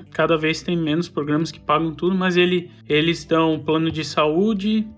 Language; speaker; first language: Portuguese; native; Portuguese